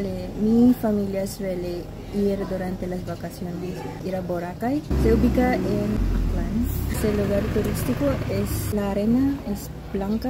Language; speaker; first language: Spanish; non-native, fluent; Filipino